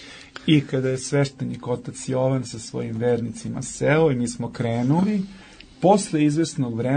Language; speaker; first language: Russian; non-native, learner; Serbian